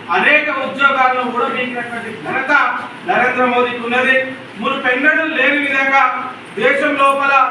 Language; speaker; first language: Telugu; native; Telugu